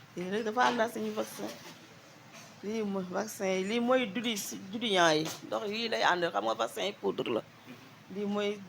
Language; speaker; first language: Wolof; native; Wolof